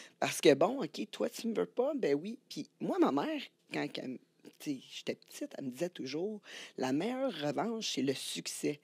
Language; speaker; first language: French; native; French